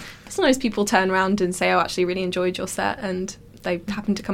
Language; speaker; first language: English; native; English